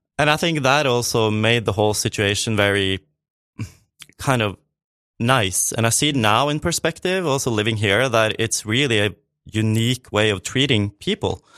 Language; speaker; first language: English; non-native, fluent; Norwegian